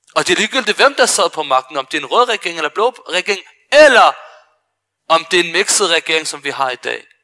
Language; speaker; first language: Danish; early bilingual, other home language; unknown